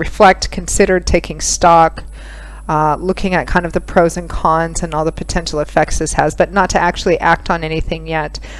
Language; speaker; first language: English; native; English